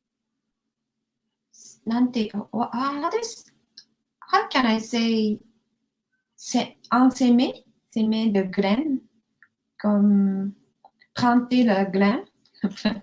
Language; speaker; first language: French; non-native, learner; Japanese